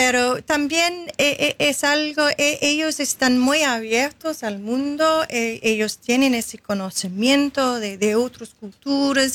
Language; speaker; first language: Spanish; non-native, fluent; English